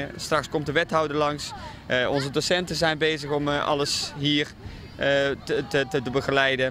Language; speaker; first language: Dutch; native; Dutch